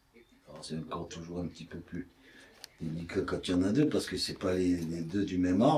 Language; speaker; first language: French; native; French